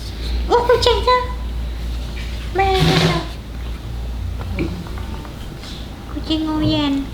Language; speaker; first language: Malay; non-native, local second language; Javanese